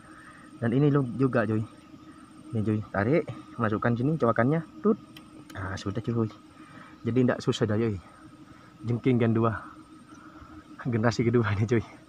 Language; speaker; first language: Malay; non-native, local second language; Javanese